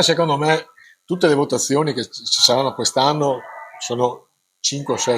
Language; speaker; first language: Italian; native; Italian